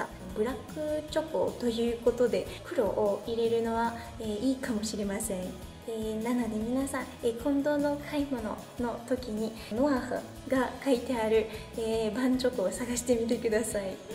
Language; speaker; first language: Japanese; non-native, fluent; French